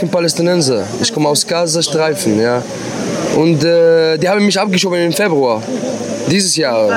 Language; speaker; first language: German; non-native, fluent; Arabic